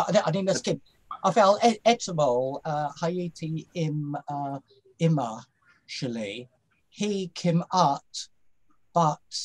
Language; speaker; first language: Hebrew; non-native, learner; English